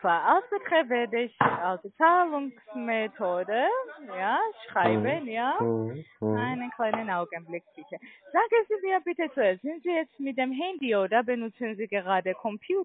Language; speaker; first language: German; non-native, learner; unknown